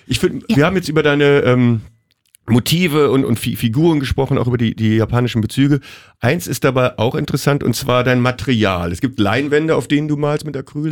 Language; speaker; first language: German; native; German